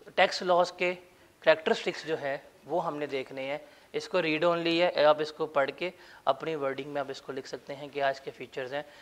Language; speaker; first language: Urdu; non-native, local second language; Punjabi